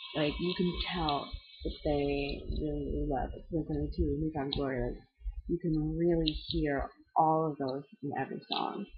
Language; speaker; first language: English; native; English